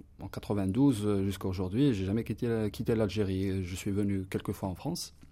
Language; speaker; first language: French; non-native, local second language; Kabyle